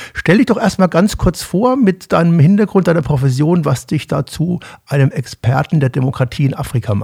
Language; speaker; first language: German; native; German